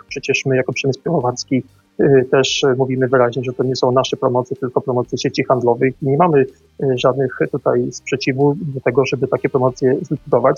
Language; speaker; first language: Polish; native; Polish